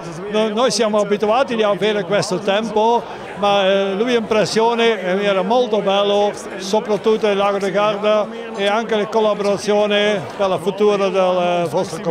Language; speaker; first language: Italian; non-native, learner; Dutch